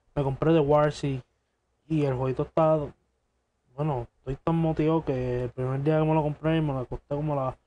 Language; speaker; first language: Spanish; native; Spanish